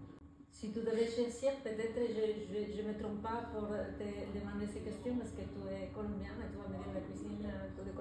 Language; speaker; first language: French; non-native, fluent; Spanish